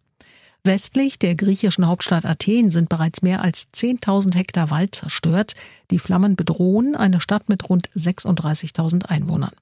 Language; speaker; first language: German; native; German